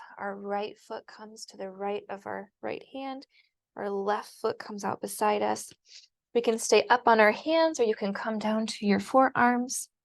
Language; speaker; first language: English; native; English